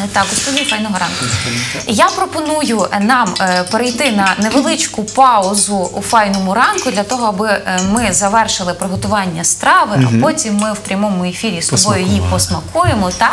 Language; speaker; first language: Ukrainian; native; Ukrainian